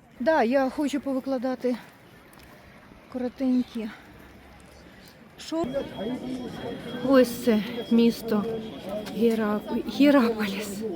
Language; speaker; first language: Ukrainian; native; Ukrainian